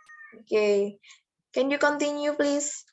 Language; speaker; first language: English; non-native, learner; Indonesian